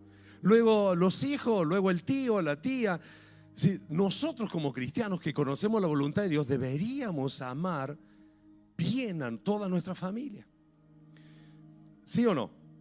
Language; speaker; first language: Spanish; native; Spanish